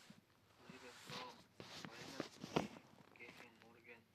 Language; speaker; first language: German; non-native, learner; Macedonian